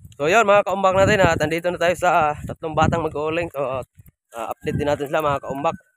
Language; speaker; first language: Filipino; non-native, local second language; Cebuano